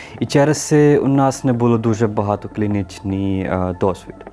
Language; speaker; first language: Ukrainian; non-native, learner; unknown